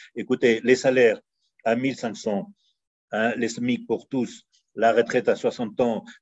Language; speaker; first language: French; non-native, fluent; Spanish